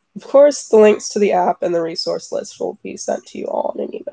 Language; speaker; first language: English; native; English